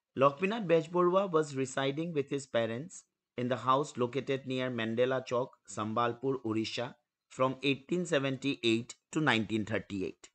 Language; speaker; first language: English; non-native, local second language; Assamese